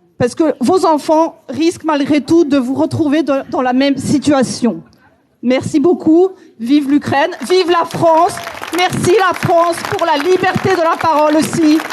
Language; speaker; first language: French; non-native, fluent; Ukrainian